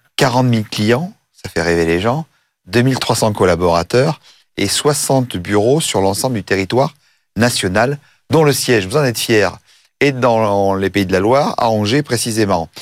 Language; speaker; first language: French; native; French